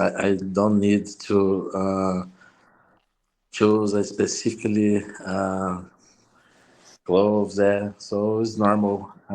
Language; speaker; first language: English; non-native, learner; Portuguese